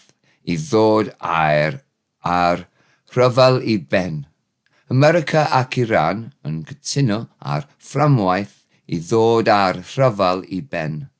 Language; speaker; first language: Welsh; non-native, learner; English